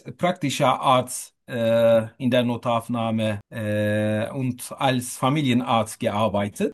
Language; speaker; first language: German; non-native, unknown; Turkish